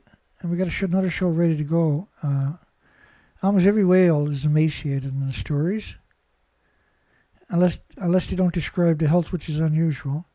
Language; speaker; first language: English; native; English